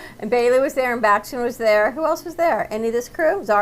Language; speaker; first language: English; native; English